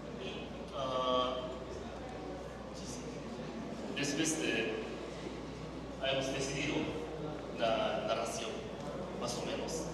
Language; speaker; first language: Spanish; non-native, learner; Japanese